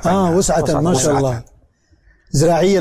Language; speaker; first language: Arabic; native; Arabic